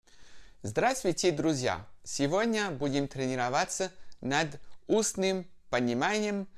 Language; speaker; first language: Russian; non-native, fluent; French